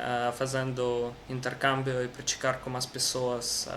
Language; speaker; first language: Portuguese; non-native, learner; Russian